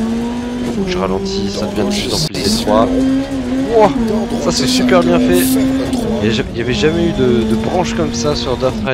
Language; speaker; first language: French; native; French